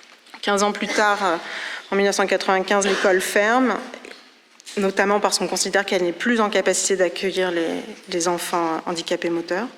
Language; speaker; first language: French; native; French